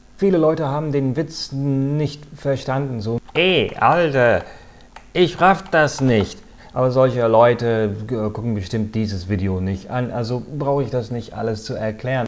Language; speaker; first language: German; non-native, fluent; English